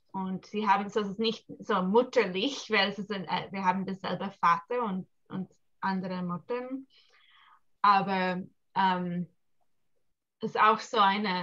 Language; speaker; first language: German; early bilingual, heritage; English